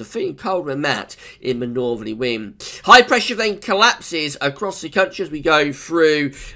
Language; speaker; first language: English; native; English